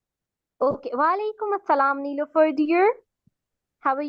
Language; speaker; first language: English; non-native, fluent; Urdu